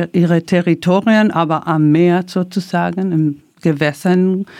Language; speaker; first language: German; non-native, learner; Spanish